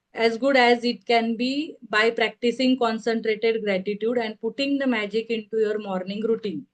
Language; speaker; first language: English; non-native, local second language; Marathi